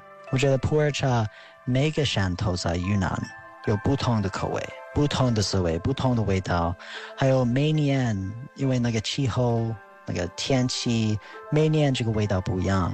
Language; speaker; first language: Chinese; non-native, fluent; English